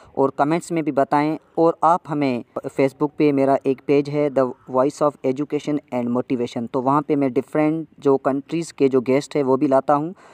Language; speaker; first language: Urdu; non-native, local second language; Sindhi